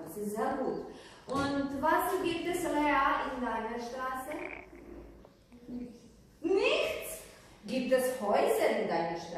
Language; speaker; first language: German; non-native, fluent; Croatian